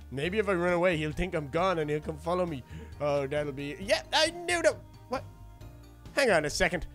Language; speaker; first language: English; native; English